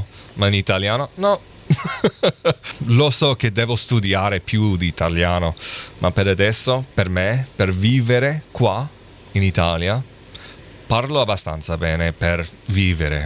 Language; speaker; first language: Italian; non-native, learner; English